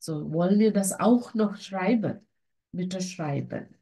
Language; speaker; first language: German; non-native, fluent; Sinhala